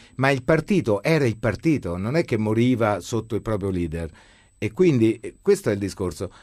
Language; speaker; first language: Italian; native; Italian